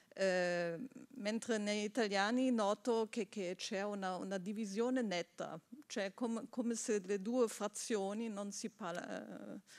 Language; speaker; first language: Italian; non-native, fluent; German